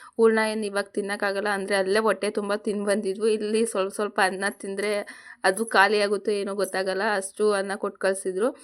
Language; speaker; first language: Kannada; non-native, local second language; Lambadi